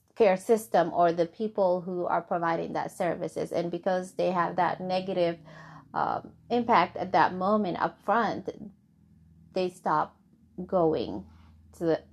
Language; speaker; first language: English; non-native, fluent; Somali